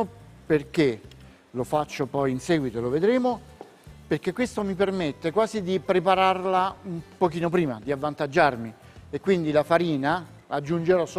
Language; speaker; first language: Italian; native; Italian